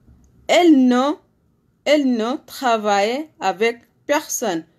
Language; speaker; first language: French; non-native, learner; Arabic